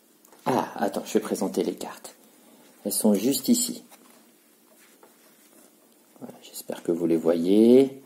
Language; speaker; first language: French; native; French